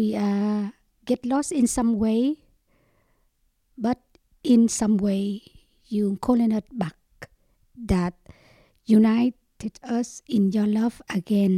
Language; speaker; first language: English; non-native, learner; Vietnamese